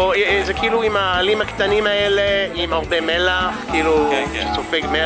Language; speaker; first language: Hebrew; non-native, fluent; English